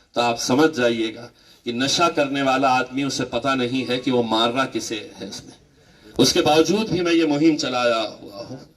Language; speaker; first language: Hindi; non-native, local second language; Marathi